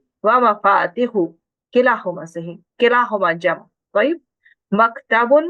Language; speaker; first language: Arabic; non-native, fluent; Urdu